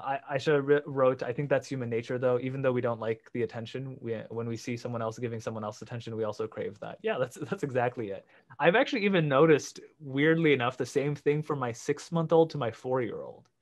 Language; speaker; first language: English; native; English